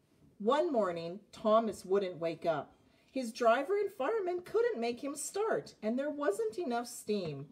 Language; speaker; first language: English; native; English